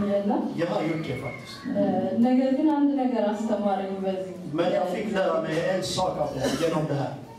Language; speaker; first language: Swedish; non-native, fluent; Amharic